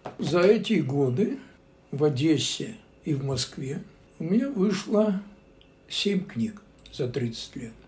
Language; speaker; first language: Russian; native; Russian